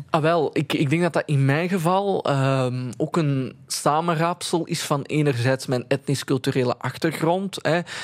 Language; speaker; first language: Dutch; early bilingual, other home language; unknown